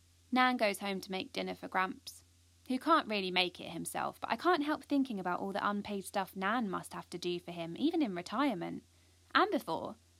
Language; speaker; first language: English; native; English